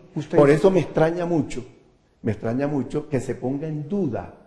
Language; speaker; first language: Spanish; native; Spanish